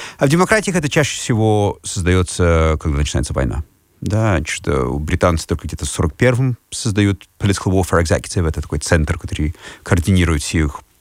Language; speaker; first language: Russian; non-native, fluent; Lithuanian